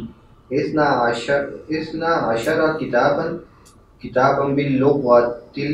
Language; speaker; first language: Arabic; non-native, learner; Urdu